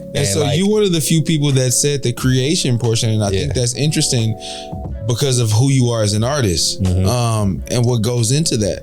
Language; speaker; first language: English; native; English